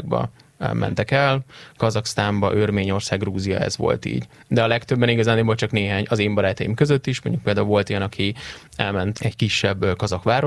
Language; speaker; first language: Hungarian; native; Hungarian